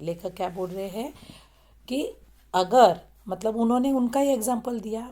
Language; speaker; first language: Hindi; non-native, local second language; Marathi